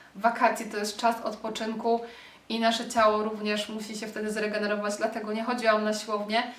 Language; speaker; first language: Polish; native; Polish